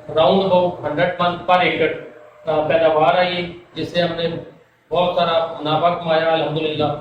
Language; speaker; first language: Urdu; non-native, local second language; Punjabi